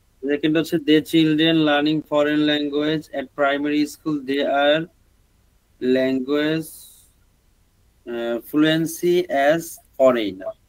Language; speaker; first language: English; non-native, learner; Bangla